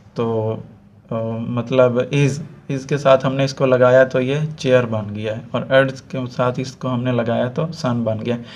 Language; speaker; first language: Urdu; non-native, local second language; Punjabi